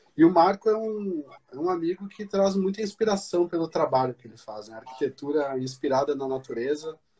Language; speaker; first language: Portuguese; native; Portuguese